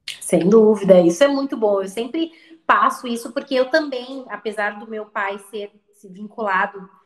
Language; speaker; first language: Portuguese; native; Portuguese